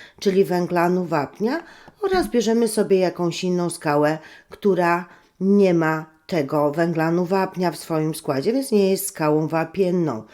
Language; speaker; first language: Polish; native; Polish